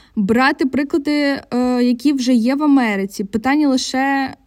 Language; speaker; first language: Ukrainian; non-native, local second language; Russian